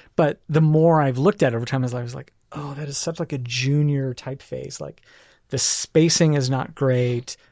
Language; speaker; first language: English; native; English